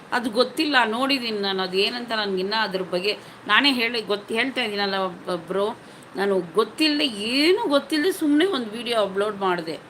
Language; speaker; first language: Kannada; non-native, local second language; Tamil